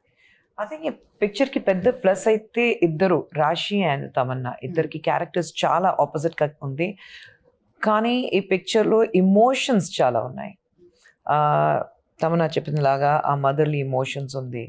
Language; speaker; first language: Telugu; non-native, fluent; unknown